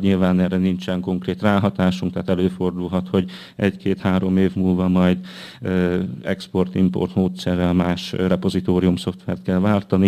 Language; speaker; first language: Hungarian; native; Hungarian